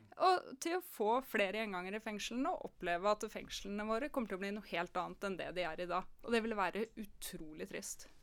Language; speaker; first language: Norwegian; native; Norwegian